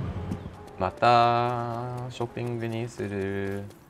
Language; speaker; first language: Japanese; non-native, learner; English